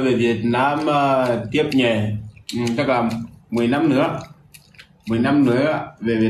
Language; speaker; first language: Vietnamese; non-native, fluent; Portuguese